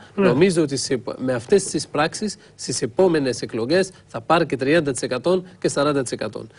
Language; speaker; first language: Greek; non-native, fluent; French